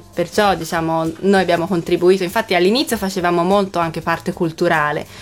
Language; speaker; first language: Italian; native; Italian